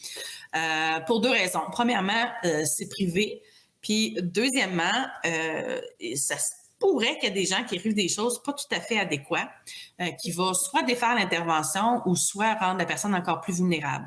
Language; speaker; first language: French; native; French